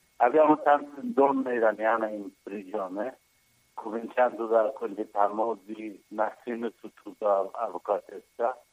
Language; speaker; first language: Italian; non-native, learner; Persian